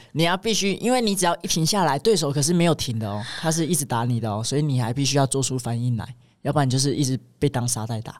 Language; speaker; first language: Chinese; native; Chinese